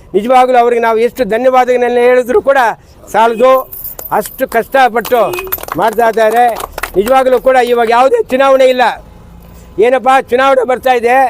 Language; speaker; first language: Kannada; native; Kannada